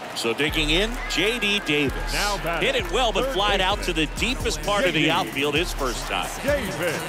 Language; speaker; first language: English; native; English